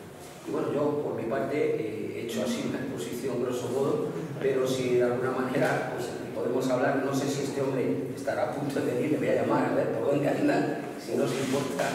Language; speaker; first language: Spanish; native; Spanish